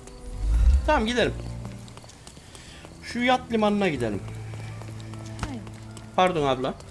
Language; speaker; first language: Turkish; native; Turkish